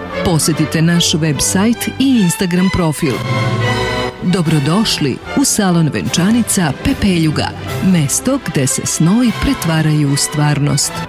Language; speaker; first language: Serbian; native; Serbian